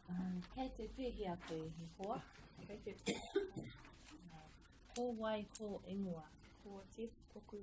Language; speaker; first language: Māori; non-native, learner; English